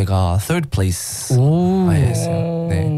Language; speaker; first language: Korean; non-native, learner; English